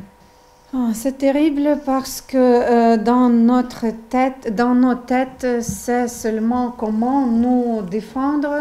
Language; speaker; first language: French; non-native, learner; Ukrainian